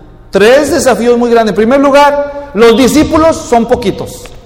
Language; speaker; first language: Spanish; native; Spanish